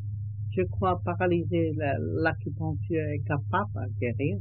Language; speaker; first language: French; non-native, learner; Vietnamese